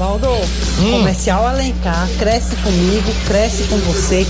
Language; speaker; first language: Portuguese; native; Portuguese